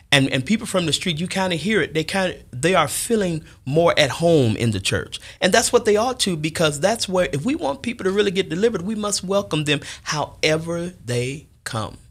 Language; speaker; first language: English; native; English